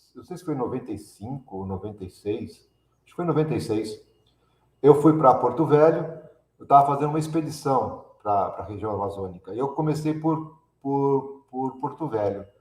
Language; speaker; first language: Portuguese; early bilingual, other home language; Italian